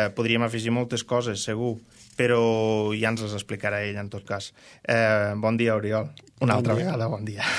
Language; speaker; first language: Catalan; native; Catalan